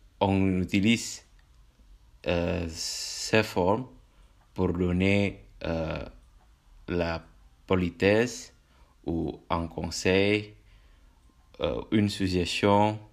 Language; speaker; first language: French; non-native, learner; Indonesian